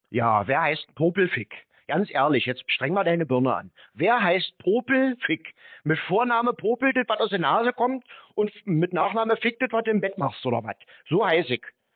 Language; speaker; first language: German; native; German